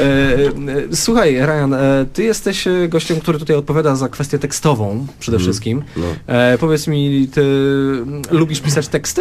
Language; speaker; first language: Polish; native; Polish